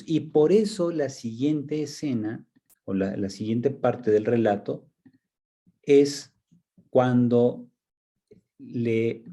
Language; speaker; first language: Spanish; native; Spanish